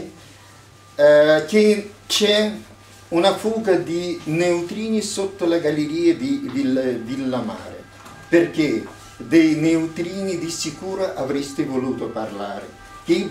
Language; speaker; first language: Italian; non-native, fluent; Russian